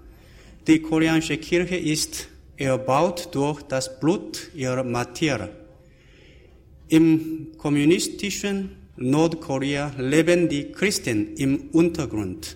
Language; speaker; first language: German; non-native, fluent; Korean